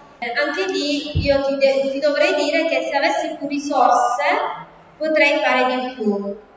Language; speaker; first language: Italian; native; Italian